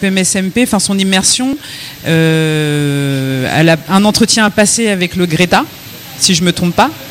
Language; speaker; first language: French; native; French